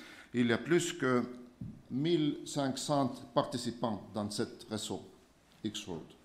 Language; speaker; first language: French; non-native, fluent; Estonian